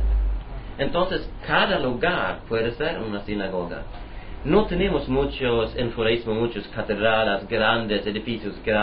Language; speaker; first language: Spanish; non-native, learner; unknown